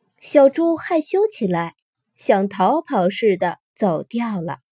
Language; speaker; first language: Chinese; native; Chinese